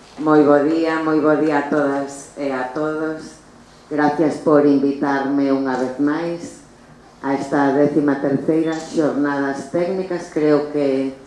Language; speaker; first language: Galician; native; Galician